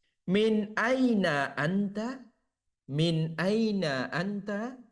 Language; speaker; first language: Arabic; non-native, fluent; Indonesian